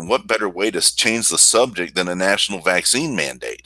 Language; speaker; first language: English; native; English